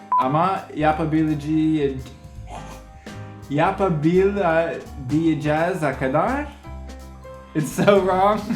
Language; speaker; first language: Turkish; non-native, learner; English